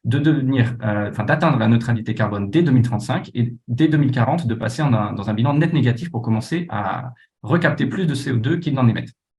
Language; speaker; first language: French; native; French